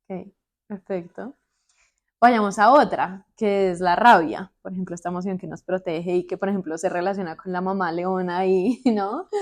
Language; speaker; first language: Spanish; native; Spanish